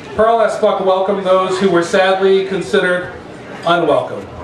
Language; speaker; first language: English; native; English